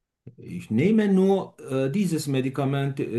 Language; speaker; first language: German; non-native, fluent; Turkish